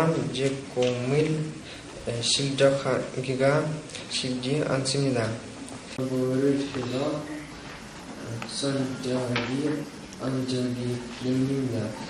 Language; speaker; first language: Korean; non-native, learner; Russian